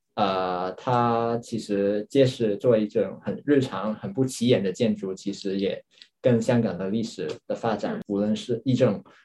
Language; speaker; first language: Chinese; non-native, local second language; Cantonese